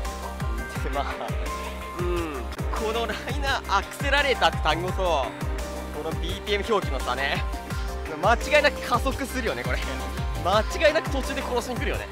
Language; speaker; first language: Japanese; native; Japanese